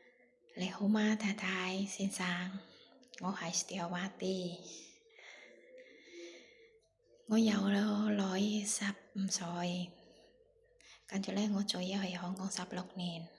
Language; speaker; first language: Cantonese; non-native, learner; Indonesian